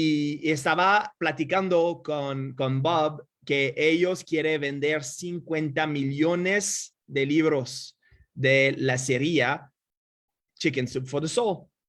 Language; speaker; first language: Spanish; non-native, fluent; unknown